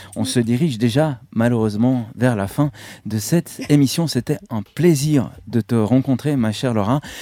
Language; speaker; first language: French; native; French